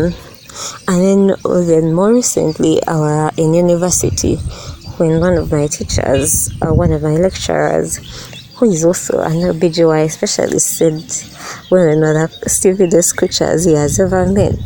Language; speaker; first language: English; non-native, local second language; Ganda